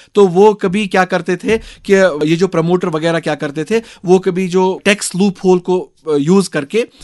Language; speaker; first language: Urdu; non-native, local second language; Kashmiri